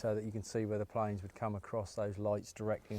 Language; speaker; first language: English; native; English